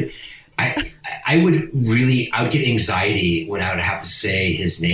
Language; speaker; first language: English; non-native, fluent; Italian